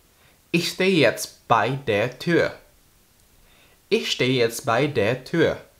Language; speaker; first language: German; non-native, fluent; Indonesian